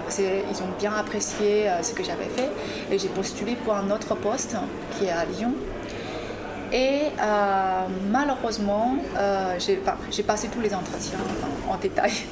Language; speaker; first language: French; non-native, fluent; Chinese